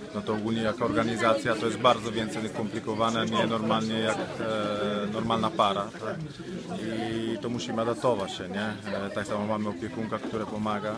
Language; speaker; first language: Polish; non-native, fluent; Italian